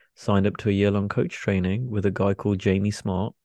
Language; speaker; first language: English; native; English